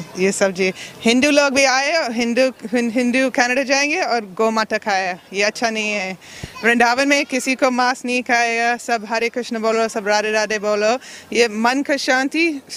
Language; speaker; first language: Hindi; non-native, learner; English